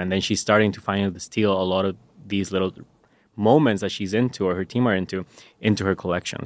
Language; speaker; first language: English; non-native, fluent; Spanish